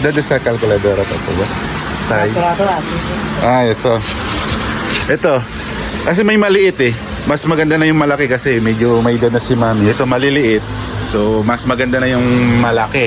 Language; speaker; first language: Filipino; non-native, local second language; Pampanga